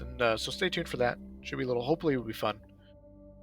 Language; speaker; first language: English; native; English